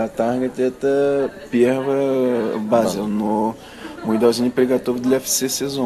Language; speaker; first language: Russian; non-native, learner; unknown